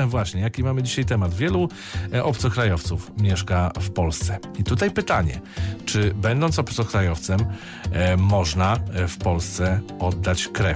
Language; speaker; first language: Polish; native; Polish